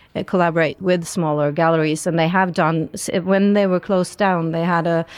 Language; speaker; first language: English; non-native, fluent; Norwegian